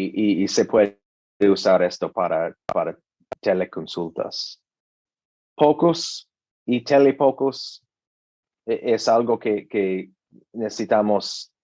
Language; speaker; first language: Spanish; non-native, learner; English